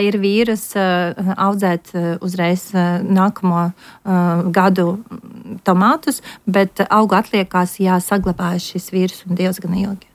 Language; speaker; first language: Latvian; non-native, local second language; Russian